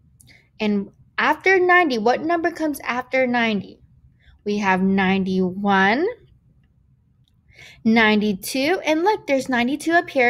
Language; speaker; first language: English; native; English